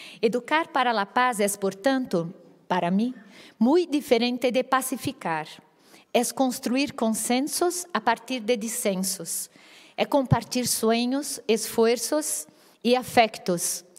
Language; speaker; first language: Portuguese; non-native, fluent; Spanish